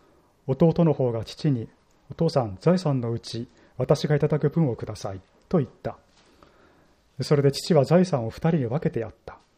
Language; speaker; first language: Japanese; native; Japanese